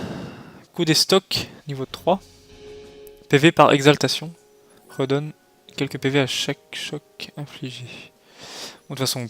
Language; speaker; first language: French; native; French